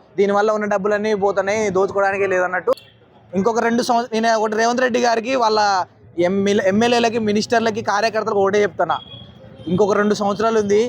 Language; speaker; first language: Telugu; native; Telugu